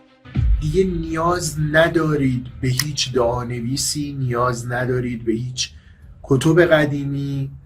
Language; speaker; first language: Persian; native; Persian